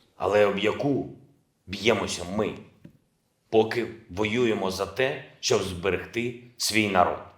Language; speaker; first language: Ukrainian; non-native, local second language; Russian